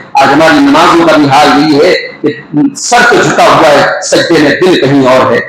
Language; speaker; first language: Urdu; native; Urdu